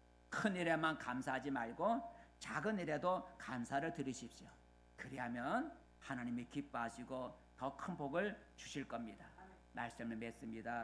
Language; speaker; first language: Korean; native; Korean